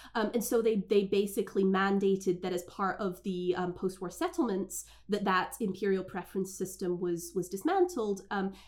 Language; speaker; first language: English; native; English